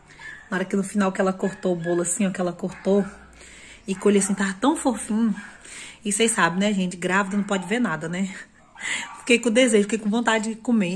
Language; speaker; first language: Portuguese; native; Portuguese